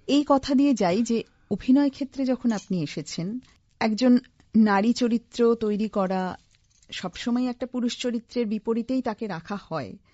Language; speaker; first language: Bangla; native; Bangla